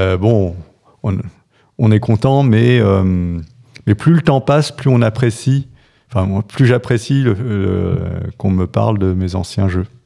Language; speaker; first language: French; native; French